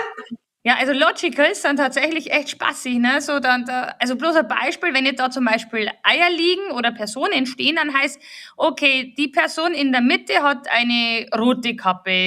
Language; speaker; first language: German; native; German